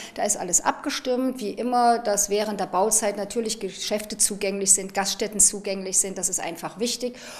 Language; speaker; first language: German; native; German